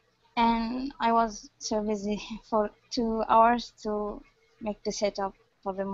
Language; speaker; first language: English; non-native, learner; Arabic